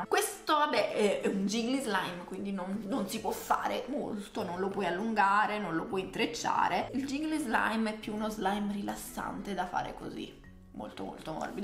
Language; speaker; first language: Italian; native; Italian